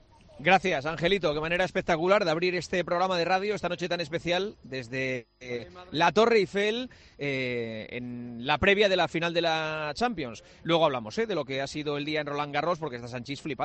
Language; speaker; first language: Spanish; native; Spanish